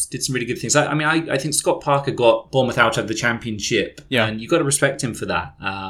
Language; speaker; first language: English; native; English